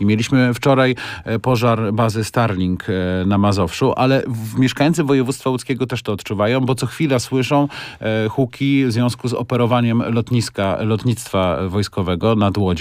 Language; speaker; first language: Polish; native; Polish